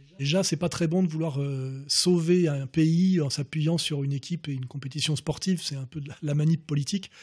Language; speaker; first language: French; native; French